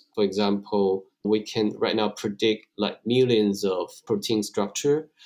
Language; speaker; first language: English; non-native, fluent; Chinese